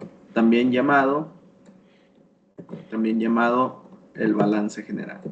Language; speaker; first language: Spanish; native; Spanish